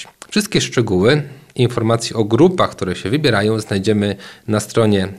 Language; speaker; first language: Polish; native; Polish